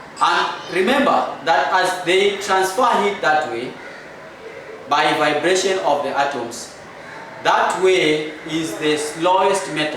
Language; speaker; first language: English; non-native, local second language; Swahili